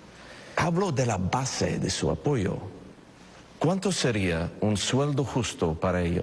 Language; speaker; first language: Spanish; non-native, fluent; English